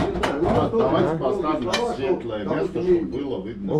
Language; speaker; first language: Russian; non-native, fluent; Armenian